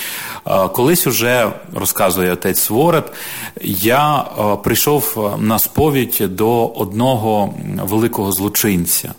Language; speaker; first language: Ukrainian; native; Ukrainian